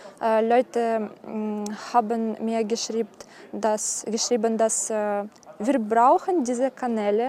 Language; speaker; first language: German; non-native, learner; Ukrainian